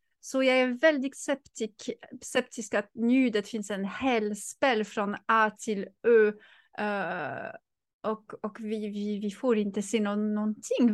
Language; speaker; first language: Swedish; non-native, fluent; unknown